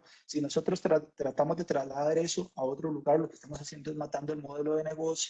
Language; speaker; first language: Spanish; native; Spanish